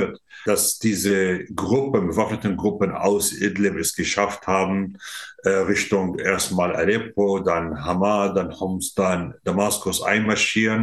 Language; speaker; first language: German; non-native, fluent; Arabic